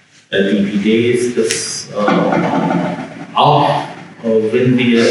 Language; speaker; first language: German; non-native, fluent; English